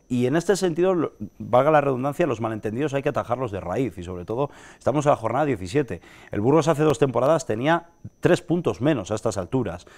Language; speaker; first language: Spanish; native; Spanish